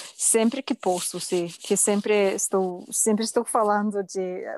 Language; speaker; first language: Portuguese; non-native, learner; English